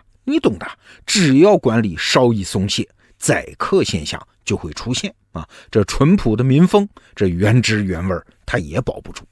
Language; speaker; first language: Chinese; native; Chinese